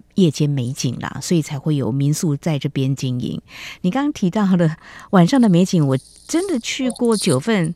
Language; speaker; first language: Chinese; native; Chinese